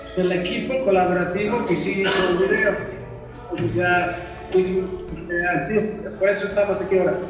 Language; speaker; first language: Spanish; non-native, fluent; English